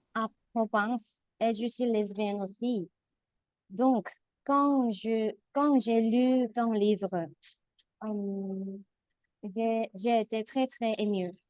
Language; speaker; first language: French; non-native, learner; Korean